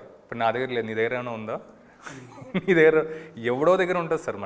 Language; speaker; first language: Telugu; native; Telugu